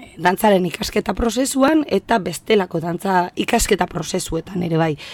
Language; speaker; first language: Basque; native; Basque